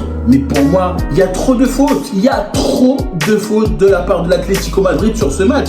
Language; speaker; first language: French; native; French